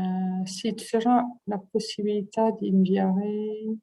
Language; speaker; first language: Italian; non-native, fluent; French